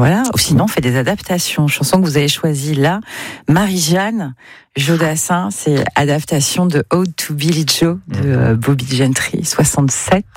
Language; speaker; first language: French; native; French